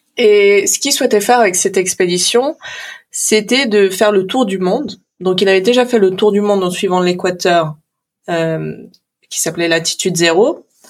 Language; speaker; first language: French; early bilingual, other home language; English